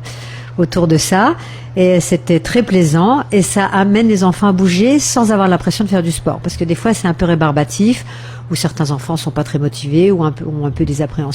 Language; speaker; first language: French; native; French